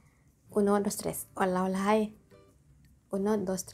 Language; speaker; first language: Spanish; non-native, learner; Indonesian